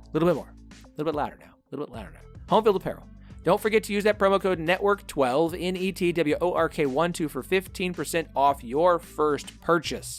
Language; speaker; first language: English; native; English